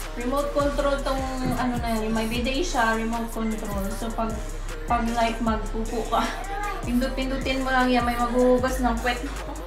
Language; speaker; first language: Filipino; native; Filipino